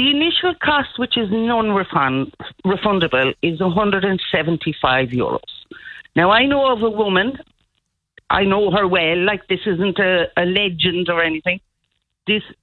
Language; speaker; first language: English; non-native, fluent; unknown